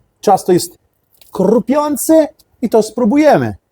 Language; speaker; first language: Polish; non-native, learner; Italian